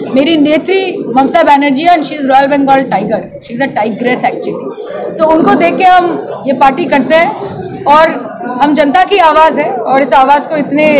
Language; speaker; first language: Hindi; non-native, local second language; Bangla